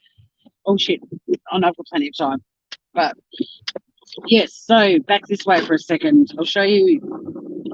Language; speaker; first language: English; native; English